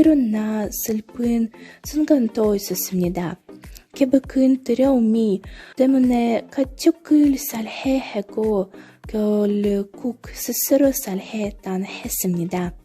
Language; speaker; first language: Korean; non-native, learner; Russian